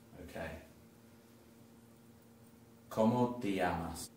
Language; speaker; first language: Spanish; non-native, learner; English